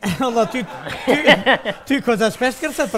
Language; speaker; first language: Albanian; native; Albanian